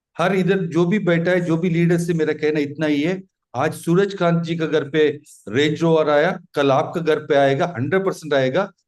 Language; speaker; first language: Hindi; non-native, local second language; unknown